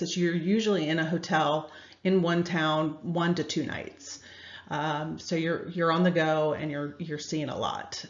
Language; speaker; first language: English; native; English